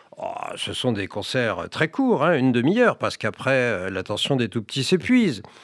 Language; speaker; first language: French; native; French